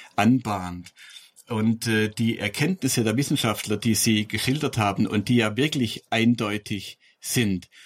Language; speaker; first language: German; native; German